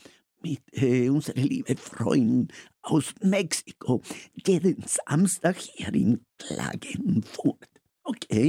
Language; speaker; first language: German; non-native, learner; Spanish